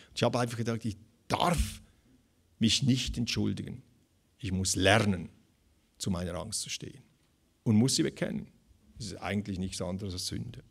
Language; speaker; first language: German; native; German